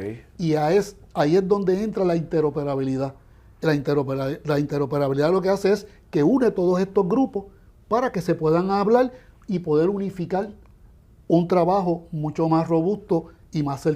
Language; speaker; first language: Spanish; native; Spanish